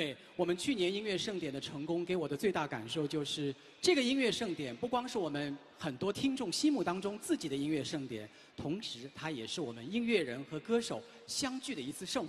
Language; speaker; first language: Chinese; native; Chinese